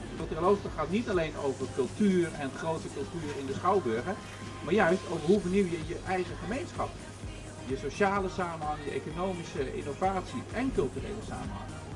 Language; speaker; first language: Dutch; native; Dutch